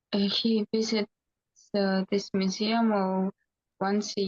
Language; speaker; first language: English; non-native, learner; Russian